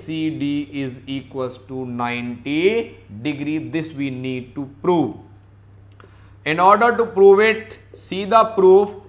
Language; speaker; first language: English; non-native, local second language; Hindi